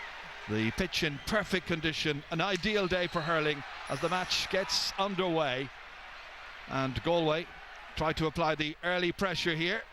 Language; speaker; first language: English; native; English